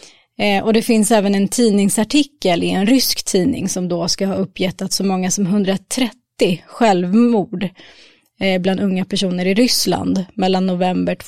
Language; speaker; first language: Swedish; native; Swedish